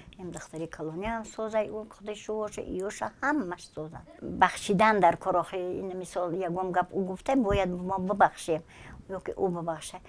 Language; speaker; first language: Tajik; non-native, local second language; Russian